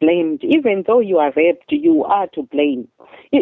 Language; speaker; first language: English; non-native, local second language; Shona